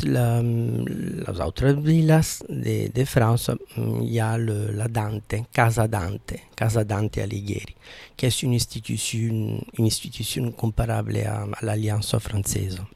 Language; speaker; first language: French; non-native, fluent; Italian